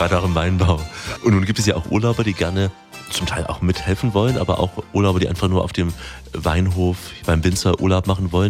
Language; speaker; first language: German; native; German